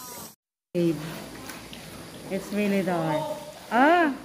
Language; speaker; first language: English; non-native, local second language; Filipino